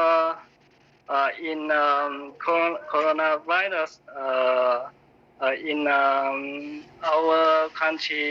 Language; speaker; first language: English; non-native, learner; Vietnamese